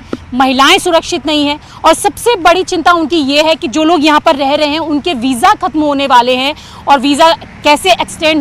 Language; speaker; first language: Hindi; native; Hindi